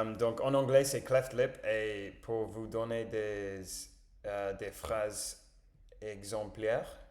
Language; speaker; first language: French; non-native, learner; English